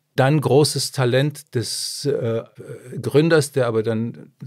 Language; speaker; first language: German; early bilingual, other home language; Czech